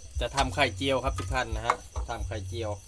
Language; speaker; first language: Thai; native; Thai